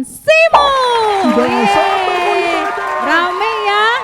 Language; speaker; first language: Indonesian; native; Indonesian